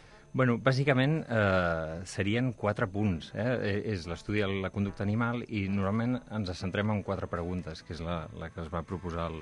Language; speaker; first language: Catalan; native; Catalan